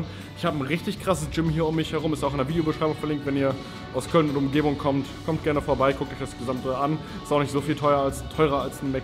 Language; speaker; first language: German; native; German